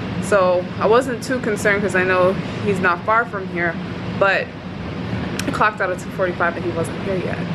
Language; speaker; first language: English; native; English